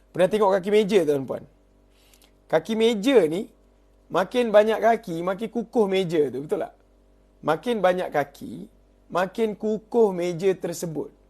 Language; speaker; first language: Malay; native; Malay